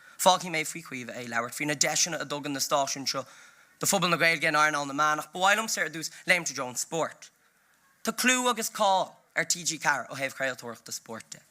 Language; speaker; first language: Irish; native; Irish